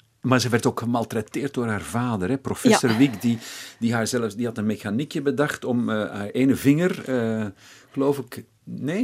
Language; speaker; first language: Dutch; native; Dutch